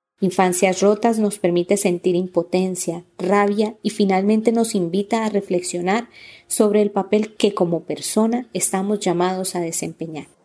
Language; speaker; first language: Spanish; native; Spanish